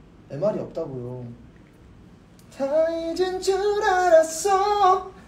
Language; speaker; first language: Korean; native; Korean